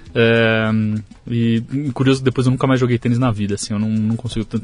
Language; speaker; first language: Portuguese; native; Portuguese